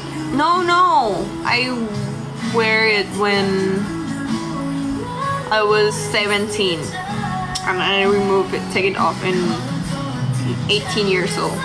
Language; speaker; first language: English; non-native, learner; Thai